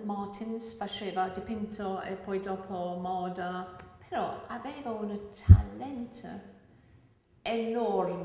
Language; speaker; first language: Italian; non-native, fluent; English